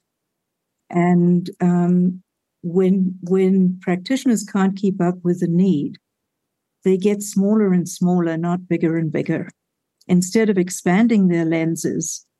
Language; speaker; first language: English; native; English